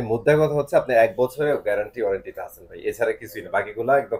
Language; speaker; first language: Bangla; native; Bangla